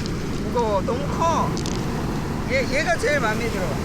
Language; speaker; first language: Korean; native; Korean